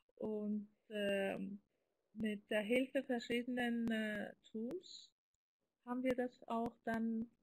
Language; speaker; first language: German; non-native, fluent; Greek